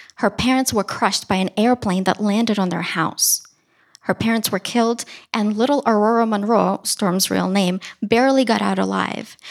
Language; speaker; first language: English; early bilingual, other home language; Russian